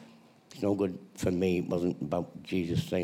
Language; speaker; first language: English; native; English